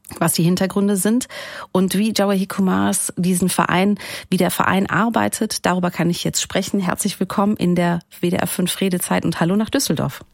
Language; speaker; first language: German; native; German